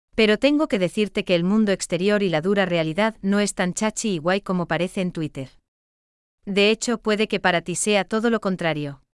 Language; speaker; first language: Spanish; non-native, fluent; German